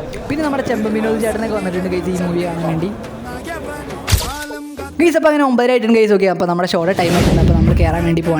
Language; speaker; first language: Malayalam; native; Malayalam